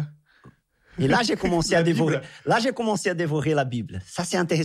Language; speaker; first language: French; non-native, fluent; Portuguese